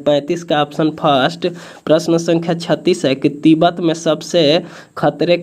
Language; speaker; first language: Hindi; native; Hindi